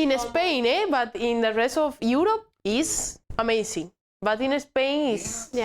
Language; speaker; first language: English; non-native, learner; Spanish